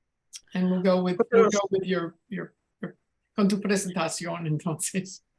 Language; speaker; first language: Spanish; non-native, learner; English